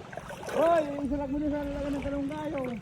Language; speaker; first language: Filipino; non-native, local second language; Bikol